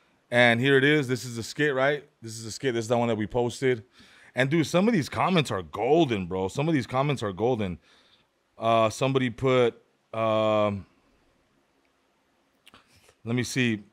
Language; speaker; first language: English; early bilingual, other home language; Spanish